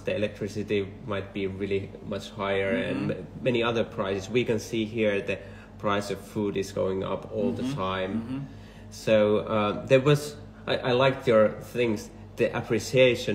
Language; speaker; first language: English; non-native, fluent; Finnish